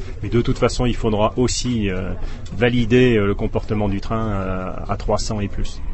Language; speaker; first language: French; native; French